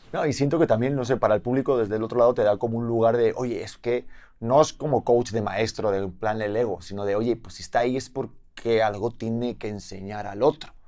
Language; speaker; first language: Spanish; native; Spanish